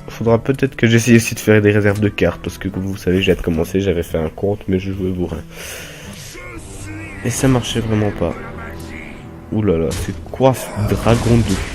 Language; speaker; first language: French; native; French